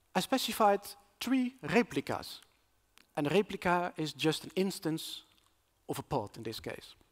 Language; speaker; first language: English; non-native, fluent; Dutch